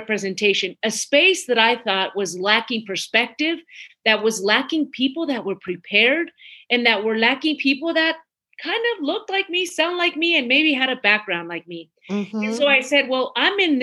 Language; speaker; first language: English; early bilingual, other home language; Spanish